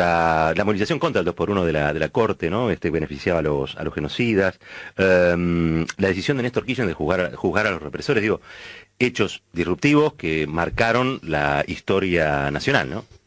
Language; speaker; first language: Spanish; native; Spanish